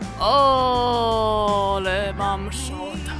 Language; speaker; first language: Polish; native; Polish